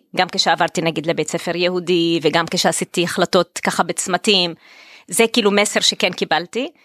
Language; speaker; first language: Hebrew; non-native, local second language; Arabic